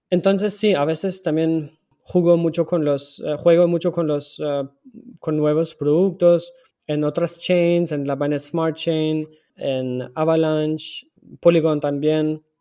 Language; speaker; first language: Spanish; non-native, fluent; German